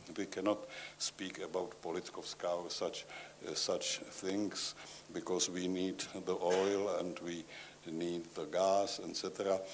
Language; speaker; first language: English; non-native, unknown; Czech